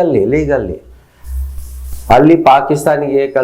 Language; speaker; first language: Kannada; non-native, local second language; Telugu